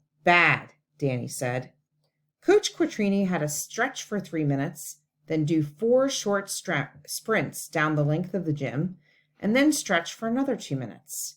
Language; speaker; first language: English; native; English